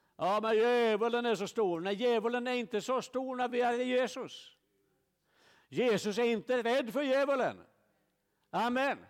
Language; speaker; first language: Swedish; native; Swedish